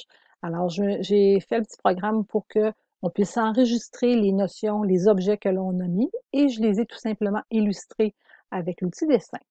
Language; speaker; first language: French; native; French